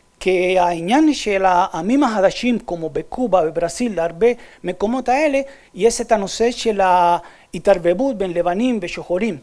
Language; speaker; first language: Hebrew; non-native, fluent; Spanish